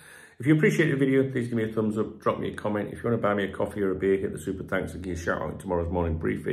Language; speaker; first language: English; native; English